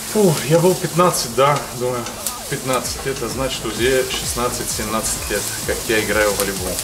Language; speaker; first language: Russian; non-native, learner; Bulgarian